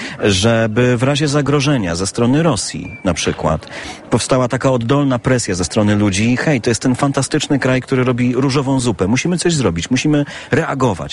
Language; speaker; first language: Polish; native; Polish